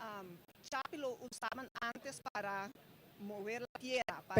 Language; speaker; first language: Spanish; non-native, fluent; Papiamento